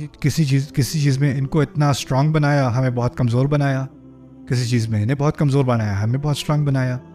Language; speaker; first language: Urdu; early bilingual, heritage; Urdu